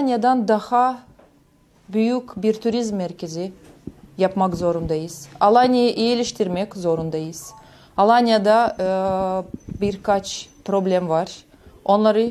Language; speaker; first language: Turkish; non-native, fluent; Russian